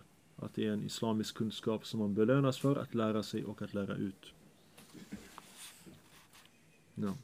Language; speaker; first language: Swedish; early bilingual, other home language; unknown